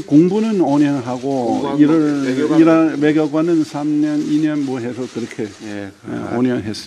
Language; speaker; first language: Korean; non-native, fluent; Chinese